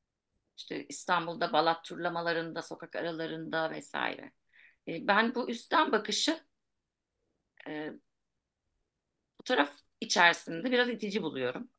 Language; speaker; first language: Turkish; native; Turkish